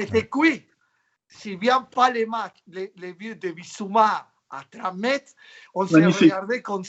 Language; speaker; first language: French; non-native, fluent; Spanish